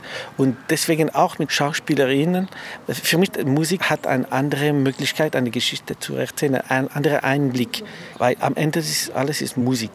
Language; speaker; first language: German; non-native, fluent; French